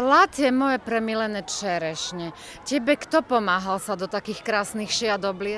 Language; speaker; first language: Slovak; native; Slovak